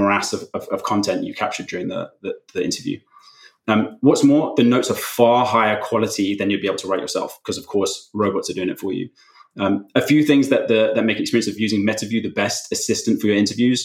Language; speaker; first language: English; native; English